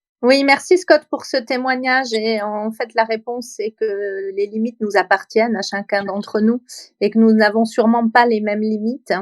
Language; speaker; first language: French; native; French